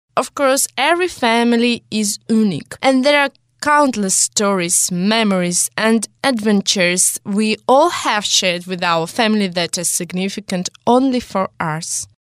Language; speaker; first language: English; non-native, fluent; Russian